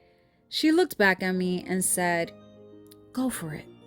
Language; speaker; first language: English; native; English